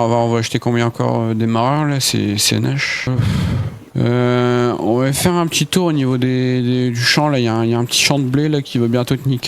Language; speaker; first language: French; native; French